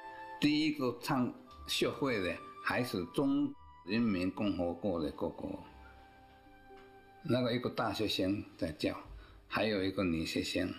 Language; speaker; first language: Chinese; non-native, local second language; Min Nan Chinese